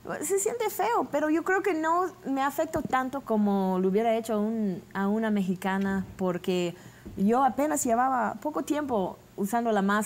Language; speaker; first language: Spanish; non-native, fluent; English